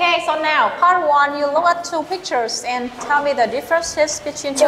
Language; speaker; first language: English; non-native, fluent; Vietnamese